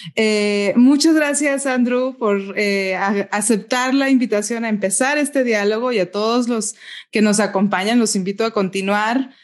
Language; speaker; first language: Spanish; native; Spanish